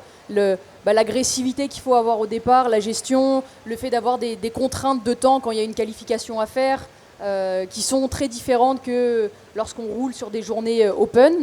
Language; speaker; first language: French; native; French